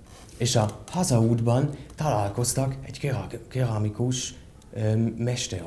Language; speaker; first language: Hungarian; non-native, fluent; German